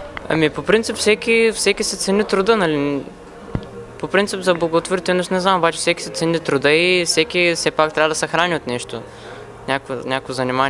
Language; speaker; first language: Bulgarian; native; Bulgarian